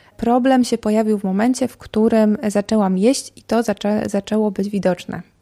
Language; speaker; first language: Polish; native; Polish